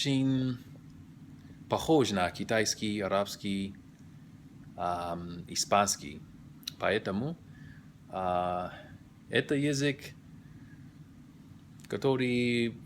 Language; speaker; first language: Russian; non-native, learner; English